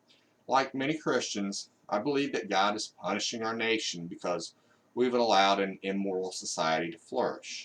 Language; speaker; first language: English; native; English